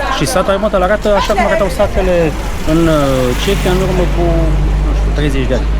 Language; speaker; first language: Romanian; non-native, local second language; Czech